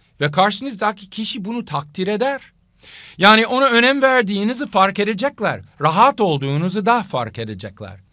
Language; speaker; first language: Turkish; non-native, fluent; English